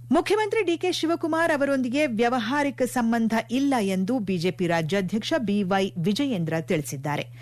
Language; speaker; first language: Kannada; native; Kannada